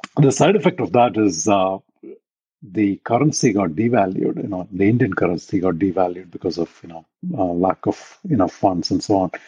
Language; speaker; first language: English; non-native, local second language; Tamil